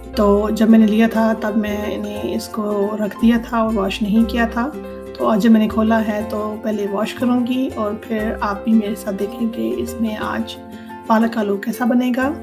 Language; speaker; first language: Urdu; native; Urdu